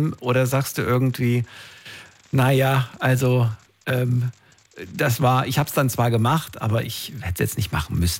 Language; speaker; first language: German; native; German